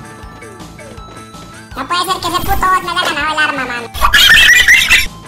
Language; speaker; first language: Spanish; native; Spanish